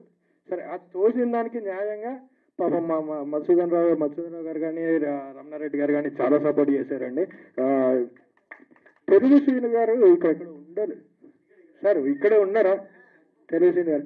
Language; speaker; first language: Telugu; native; Telugu